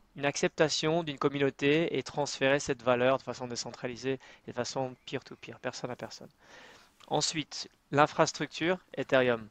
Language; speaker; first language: French; native; French